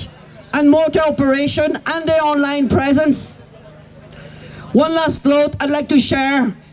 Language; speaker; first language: English; non-native, fluent; French